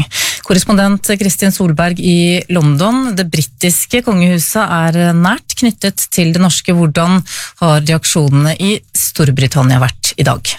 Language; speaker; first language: Norwegian; native; Norwegian